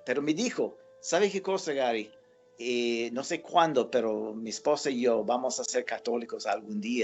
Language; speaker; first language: Spanish; non-native, fluent; English